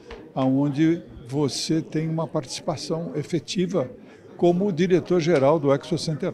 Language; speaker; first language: Portuguese; native; Portuguese